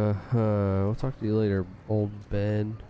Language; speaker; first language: English; native; English